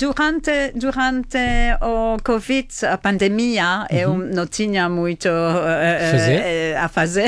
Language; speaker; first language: Portuguese; non-native, learner; Italian